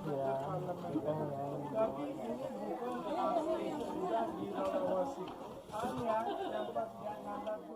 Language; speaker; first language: Indonesian; non-native, fluent; Turkish